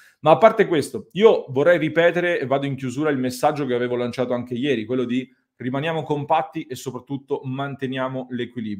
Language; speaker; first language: Italian; native; Italian